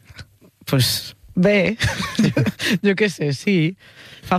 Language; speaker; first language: Catalan; non-native, learner; Spanish